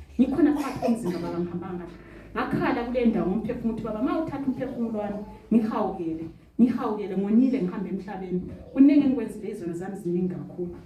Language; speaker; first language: Zulu; non-native, local second language; Xhosa